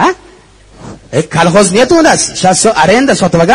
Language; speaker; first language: Russian; non-native, learner; Uzbek